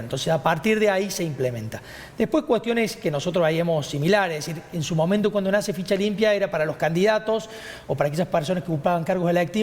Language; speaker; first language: Spanish; native; Spanish